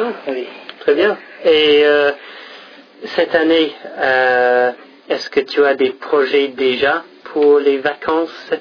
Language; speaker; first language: French; non-native, fluent; English